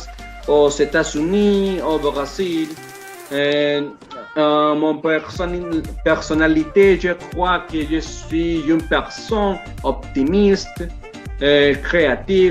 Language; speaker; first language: French; non-native, learner; Spanish